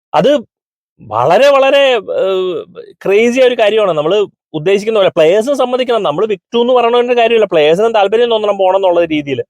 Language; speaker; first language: Malayalam; native; Malayalam